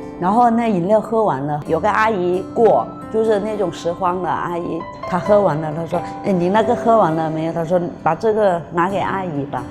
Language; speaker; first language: Chinese; non-native, local second language; Hakka Chinese